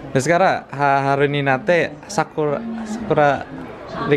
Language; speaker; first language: Japanese; non-native, learner; Indonesian